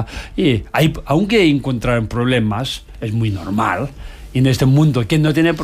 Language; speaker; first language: Spanish; non-native, learner; Tibetan